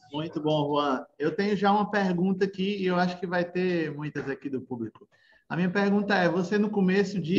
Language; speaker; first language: Portuguese; native; Portuguese